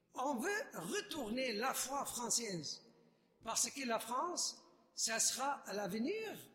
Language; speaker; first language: French; non-native, fluent; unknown